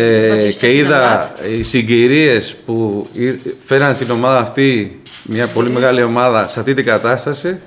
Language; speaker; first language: Greek; non-native, fluent; Spanish